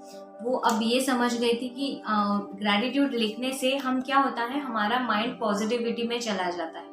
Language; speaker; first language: Hindi; native; Hindi